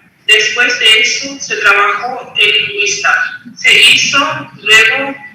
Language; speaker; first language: Spanish; non-native, local second language; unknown